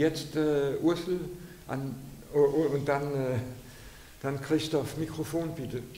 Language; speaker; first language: German; non-native, fluent; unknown